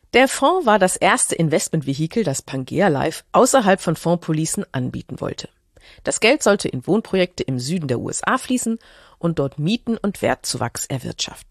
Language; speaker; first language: German; native; German